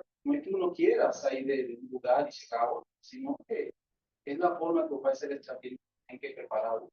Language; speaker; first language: Portuguese; non-native, learner; Spanish